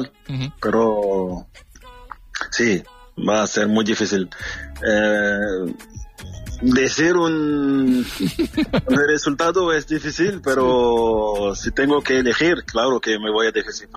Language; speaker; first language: Spanish; non-native, fluent; French